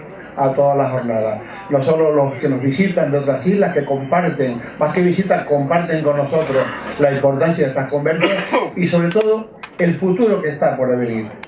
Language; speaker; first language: Spanish; native; Spanish